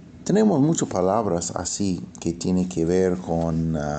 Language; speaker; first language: Spanish; non-native, fluent; English